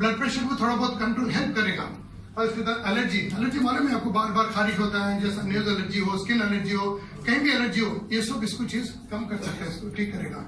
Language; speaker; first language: Hindi; native; Hindi